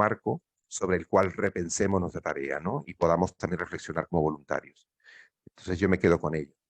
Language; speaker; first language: Spanish; native; Spanish